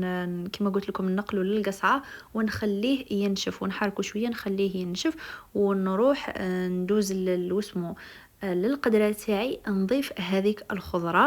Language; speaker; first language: Arabic; native; Arabic